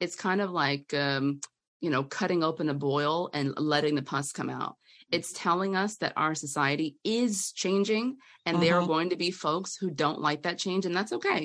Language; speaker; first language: English; native; English